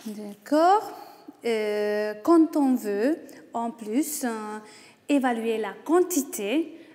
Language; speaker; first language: French; non-native, fluent; Hungarian